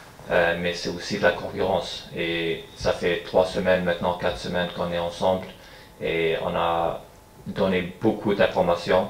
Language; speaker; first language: French; non-native, fluent; English